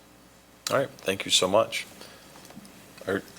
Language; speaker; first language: English; native; English